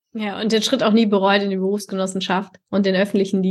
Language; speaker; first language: German; native; German